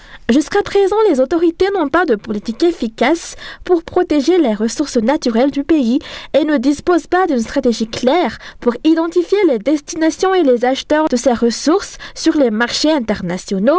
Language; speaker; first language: French; non-native, local second language; Malagasy